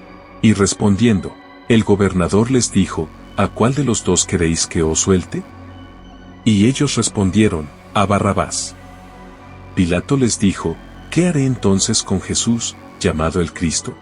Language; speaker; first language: Spanish; native; Spanish